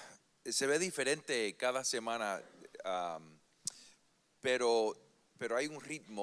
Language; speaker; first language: Spanish; early bilingual, heritage; Spanish